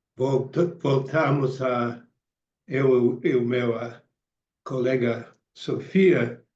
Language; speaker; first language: Portuguese; non-native, learner; English